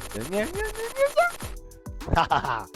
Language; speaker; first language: Polish; native; Polish